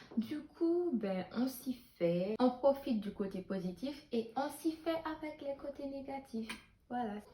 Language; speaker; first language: French; non-native, local second language; Haitian Creole